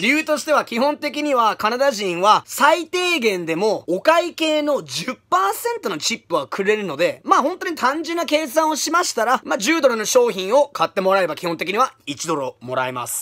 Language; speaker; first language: Japanese; early bilingual, heritage; Japanese